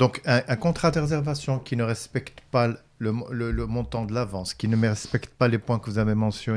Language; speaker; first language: French; non-native, local second language; Arabic